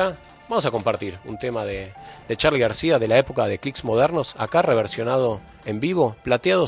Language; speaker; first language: Spanish; native; Spanish